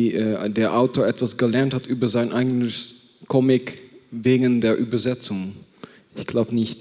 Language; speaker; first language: German; non-native, fluent; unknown